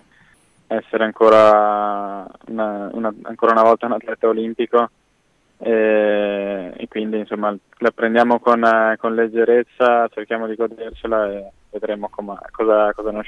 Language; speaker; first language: Italian; native; Italian